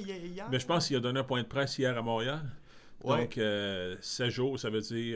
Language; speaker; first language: French; native; French